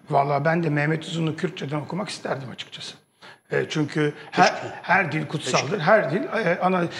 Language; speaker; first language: Turkish; native; Turkish